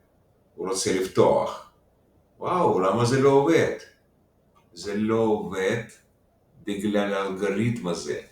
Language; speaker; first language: Hebrew; non-native, fluent; Russian